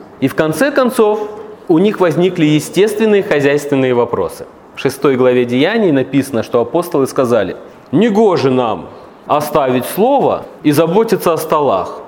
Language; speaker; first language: Russian; native; Russian